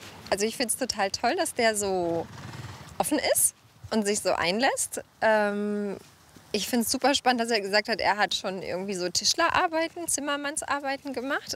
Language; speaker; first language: German; native; German